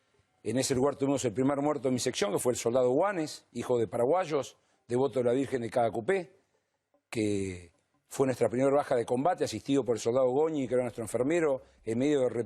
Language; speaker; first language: Spanish; native; Spanish